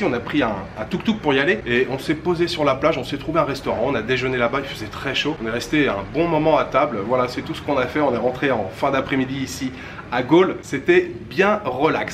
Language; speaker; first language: French; native; French